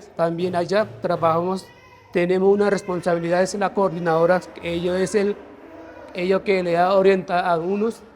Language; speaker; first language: Spanish; non-native, local second language; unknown